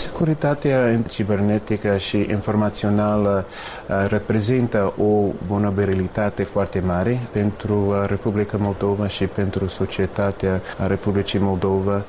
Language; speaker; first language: Romanian; non-native, fluent; English